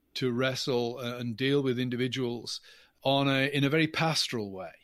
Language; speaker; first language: English; native; English